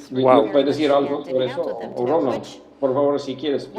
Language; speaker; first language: Spanish; non-native, fluent; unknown